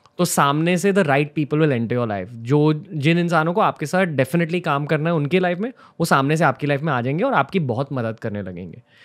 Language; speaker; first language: Hindi; native; Hindi